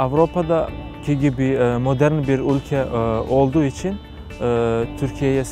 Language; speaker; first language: Turkish; non-native, fluent; Serbian